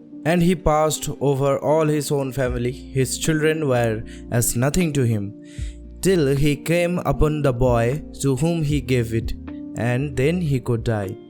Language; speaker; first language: English; non-native, local second language; Bangla